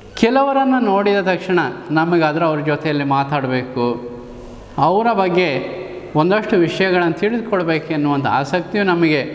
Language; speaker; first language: Kannada; native; Kannada